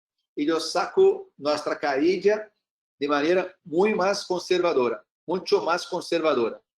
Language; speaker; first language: Spanish; non-native, learner; Portuguese